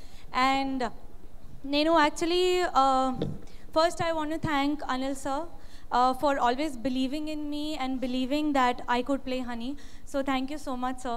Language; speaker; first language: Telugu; non-native, learner; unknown